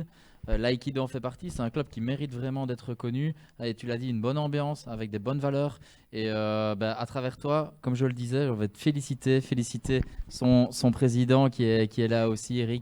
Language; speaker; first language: French; native; French